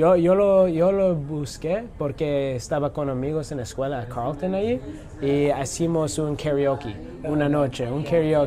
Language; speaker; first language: Spanish; non-native, learner; English